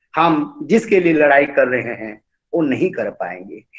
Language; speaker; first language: Hindi; non-native, local second language; Odia